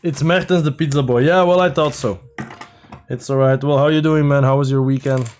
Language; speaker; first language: English; non-native, fluent; Dutch